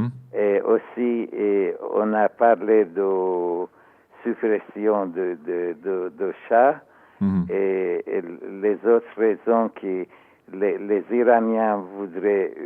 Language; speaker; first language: French; non-native, learner; Persian